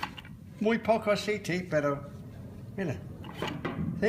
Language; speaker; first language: Spanish; non-native, learner; English